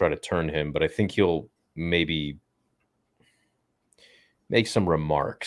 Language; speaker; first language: English; native; English